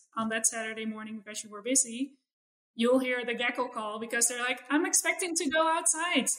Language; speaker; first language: English; non-native, fluent; Dutch